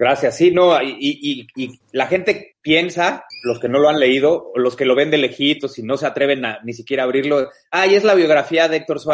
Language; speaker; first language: Spanish; native; Spanish